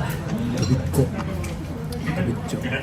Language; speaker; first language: Japanese; native; Japanese